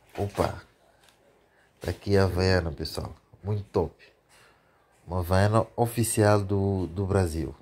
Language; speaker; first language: Portuguese; native; Portuguese